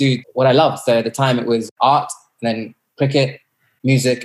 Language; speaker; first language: English; native; English